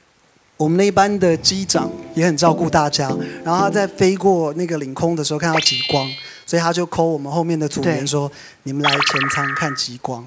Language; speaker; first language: Chinese; native; Chinese